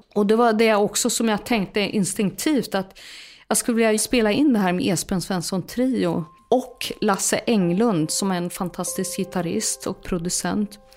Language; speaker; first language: Swedish; native; Swedish